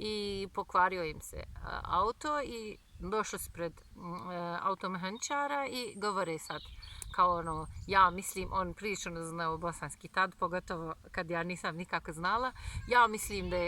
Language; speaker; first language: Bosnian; non-native, fluent; Turkish